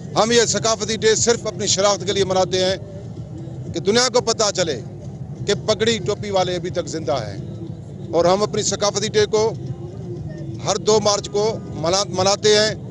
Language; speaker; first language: Urdu; non-native, local second language; Baluchi